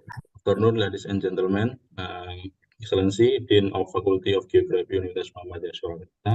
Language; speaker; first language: English; non-native, learner; Indonesian